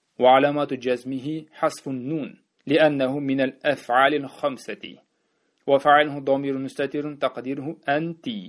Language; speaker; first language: Arabic; non-native, fluent; Uzbek